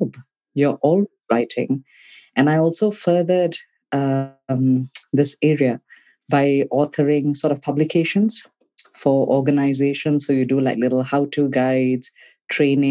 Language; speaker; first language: English; non-native, local second language; Tamil